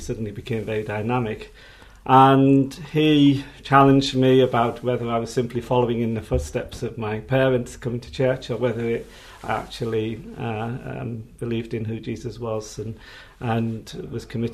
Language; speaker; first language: English; native; English